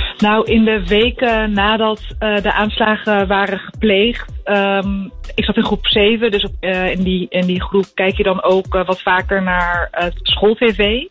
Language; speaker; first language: Dutch; early bilingual, other home language; Arabic